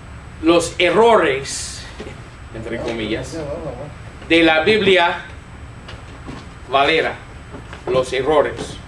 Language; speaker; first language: Spanish; non-native, fluent; English